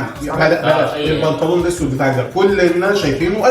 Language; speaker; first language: Arabic; native; Arabic